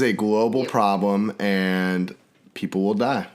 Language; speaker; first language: English; native; English